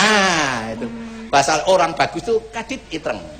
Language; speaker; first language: Indonesian; non-native, local second language; Javanese